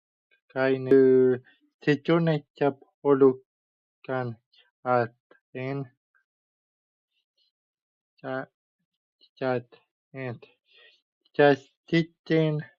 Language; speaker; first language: Finnish; non-native, learner; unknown